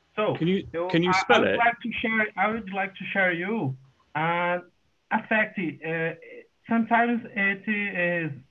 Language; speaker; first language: English; non-native, learner; Portuguese